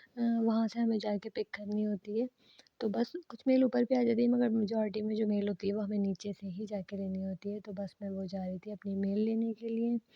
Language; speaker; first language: Urdu; native; Urdu